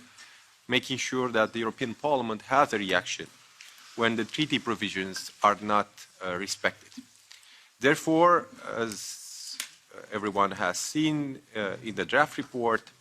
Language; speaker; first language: English; non-native, fluent; Romanian